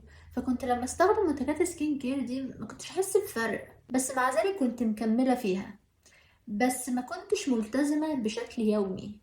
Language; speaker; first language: Arabic; native; Arabic